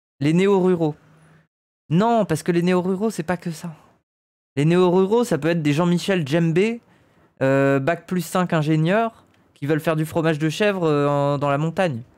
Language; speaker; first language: French; native; French